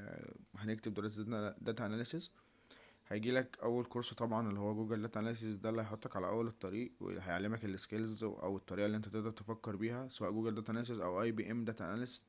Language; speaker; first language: Arabic; native; Arabic